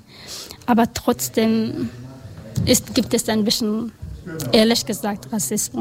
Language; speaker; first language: German; non-native, learner; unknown